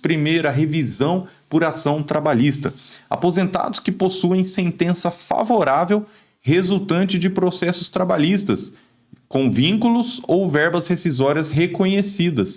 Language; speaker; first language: Portuguese; native; Portuguese